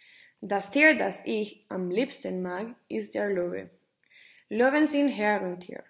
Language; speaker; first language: German; non-native, learner; Spanish